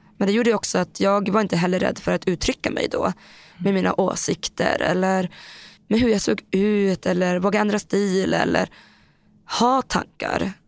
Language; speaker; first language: Swedish; native; Swedish